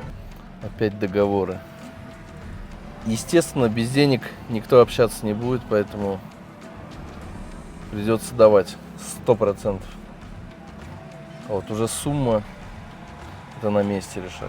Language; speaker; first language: Russian; native; Russian